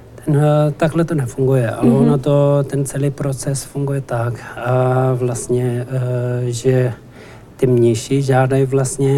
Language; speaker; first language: Czech; non-native, learner; Tibetan